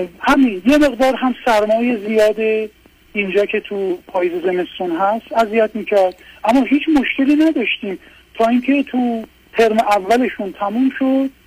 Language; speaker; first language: Persian; non-native, local second language; Azerbaijani